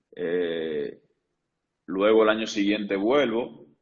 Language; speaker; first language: Spanish; native; Spanish